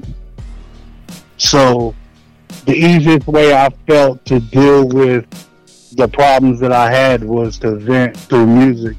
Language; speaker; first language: English; native; English